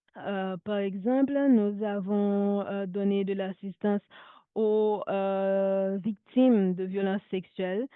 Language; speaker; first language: French; non-native, local second language; Haitian Creole